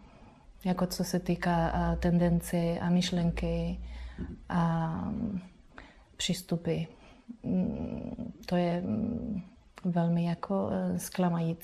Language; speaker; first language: Czech; non-native, fluent; Spanish